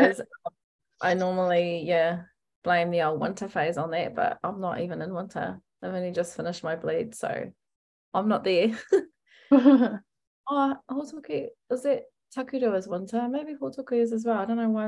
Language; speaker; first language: English; native; English